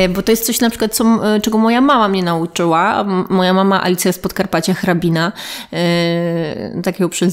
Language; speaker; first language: Polish; native; Polish